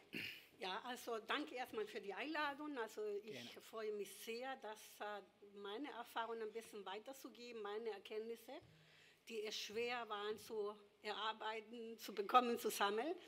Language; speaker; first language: German; non-native, fluent; Spanish